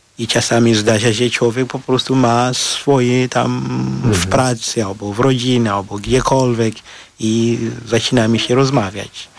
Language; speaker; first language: Polish; non-native, fluent; Shona